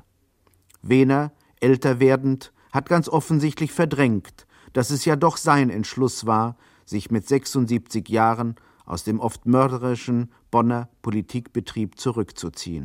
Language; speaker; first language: German; native; German